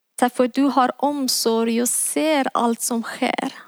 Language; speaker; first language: Swedish; non-native, fluent; Persian